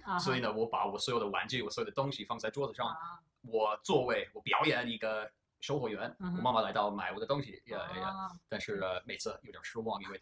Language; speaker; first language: Chinese; early bilingual, heritage; English